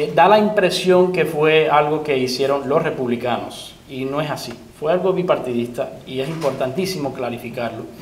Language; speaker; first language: Spanish; early bilingual, other home language; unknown